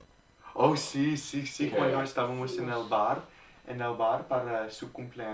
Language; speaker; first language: Spanish; non-native, fluent; English